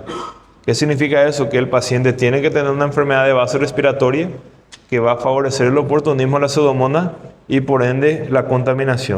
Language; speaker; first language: Spanish; non-native, fluent; Portuguese